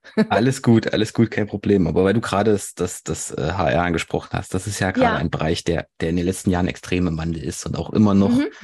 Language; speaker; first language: German; native; German